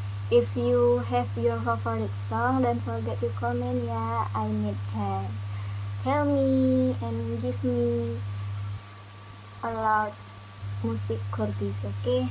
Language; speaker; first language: English; non-native, learner; Indonesian